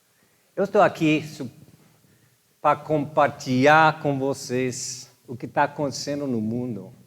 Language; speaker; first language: Portuguese; non-native, fluent; English